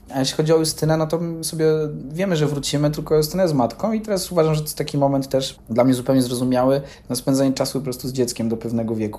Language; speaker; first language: Polish; native; Polish